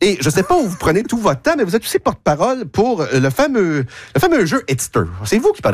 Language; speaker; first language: French; native; French